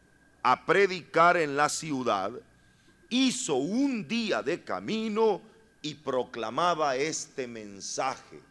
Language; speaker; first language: Spanish; native; Spanish